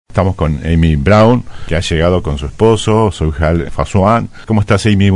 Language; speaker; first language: Spanish; native; Spanish